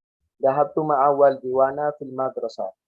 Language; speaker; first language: Arabic; non-native, fluent; Indonesian